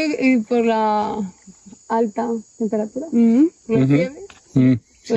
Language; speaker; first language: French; non-native, learner; Spanish